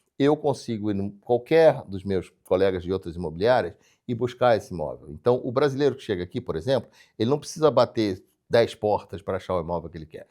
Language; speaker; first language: Portuguese; native; Portuguese